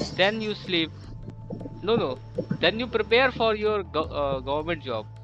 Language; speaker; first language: English; non-native, local second language; Hindi